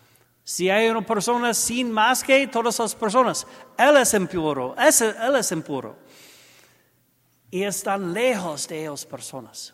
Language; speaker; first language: Spanish; non-native, learner; English